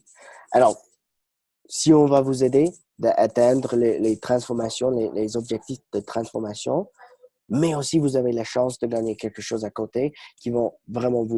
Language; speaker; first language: French; non-native, fluent; English